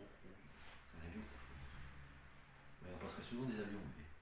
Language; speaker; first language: French; native; French